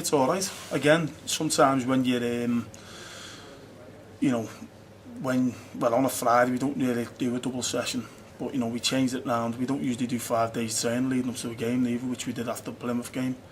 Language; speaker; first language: English; native; English